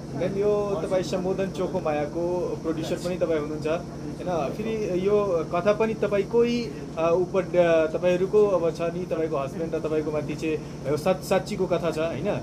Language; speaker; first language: Nepali; native; Nepali